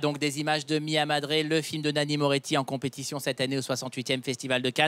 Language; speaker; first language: French; native; French